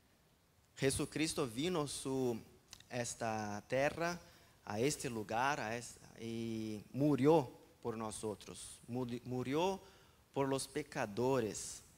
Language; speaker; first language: Spanish; non-native, fluent; Portuguese